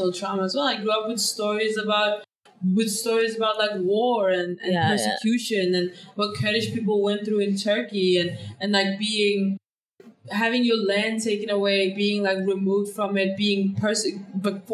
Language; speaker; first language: English; non-native, fluent; Danish